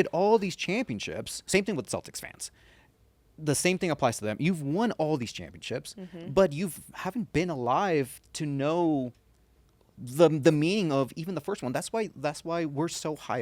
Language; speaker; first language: English; native; English